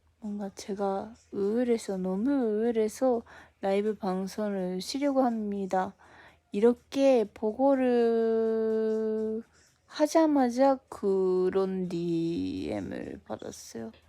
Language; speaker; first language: Korean; non-native, fluent; Japanese